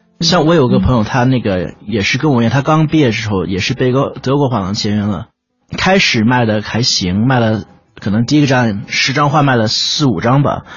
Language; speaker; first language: Chinese; native; Chinese